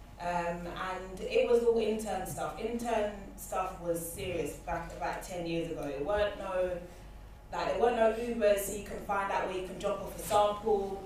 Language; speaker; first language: English; native; English